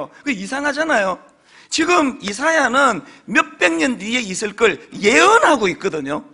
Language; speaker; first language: Korean; native; Korean